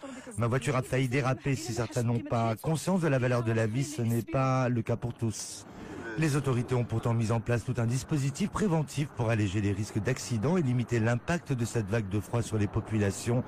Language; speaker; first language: French; non-native, local second language; Arabic